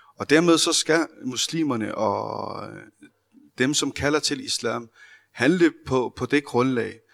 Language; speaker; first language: Danish; early bilingual, other home language; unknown